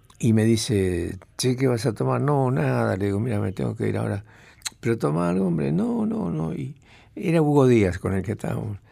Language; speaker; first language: Spanish; native; Spanish